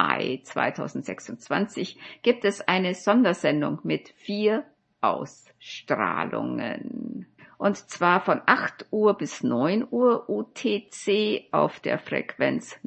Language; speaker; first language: German; native; German